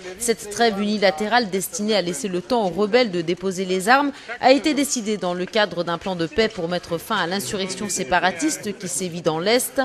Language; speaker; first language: French; native; French